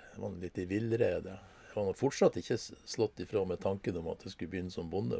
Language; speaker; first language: Norwegian; native; Norwegian